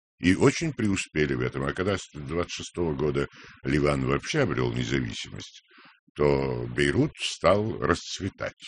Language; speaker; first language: Russian; native; Russian